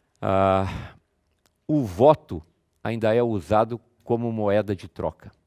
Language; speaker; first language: Portuguese; native; Portuguese